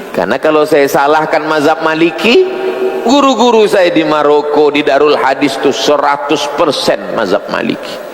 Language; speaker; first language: Malay; native; Malay